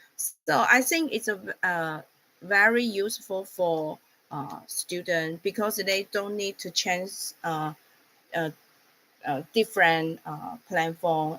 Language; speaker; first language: English; non-native, fluent; Chinese